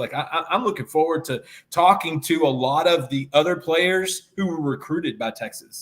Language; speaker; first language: English; native; English